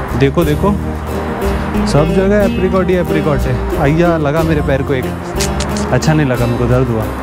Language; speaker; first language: Hindi; native; Hindi